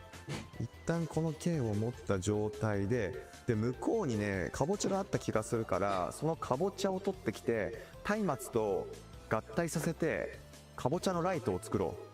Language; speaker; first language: Japanese; native; Japanese